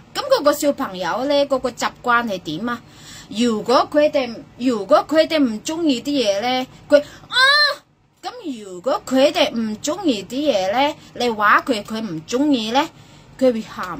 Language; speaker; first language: Cantonese; non-native, fluent; Indonesian